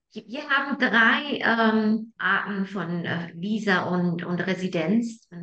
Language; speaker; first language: German; non-native, fluent; Spanish